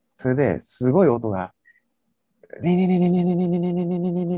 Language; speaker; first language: Japanese; native; Japanese